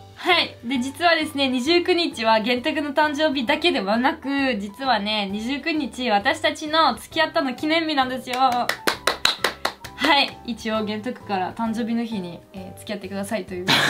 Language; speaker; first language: Japanese; non-native, fluent; French